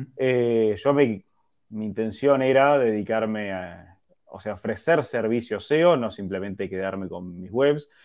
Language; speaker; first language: Spanish; native; Spanish